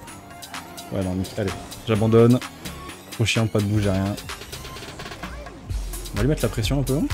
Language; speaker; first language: French; native; French